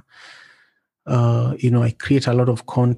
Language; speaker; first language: English; non-native, local second language; Luo (Kenya and Tanzania)